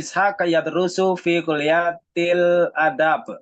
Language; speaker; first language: Arabic; non-native, learner; Indonesian